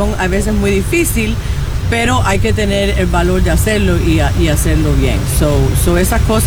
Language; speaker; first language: Spanish; early bilingual, heritage; Spanish